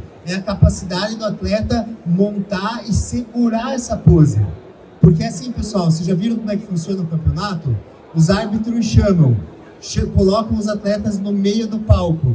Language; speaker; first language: Portuguese; native; Portuguese